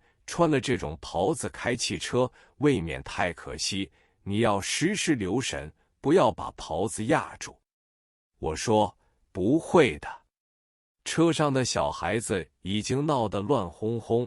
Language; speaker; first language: Chinese; native; Chinese